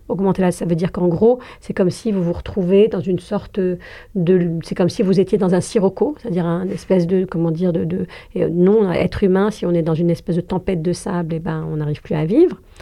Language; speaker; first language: French; non-native, local second language; Arabic